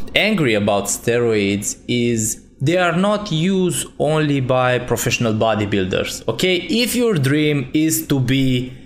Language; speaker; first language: English; non-native, fluent; Romanian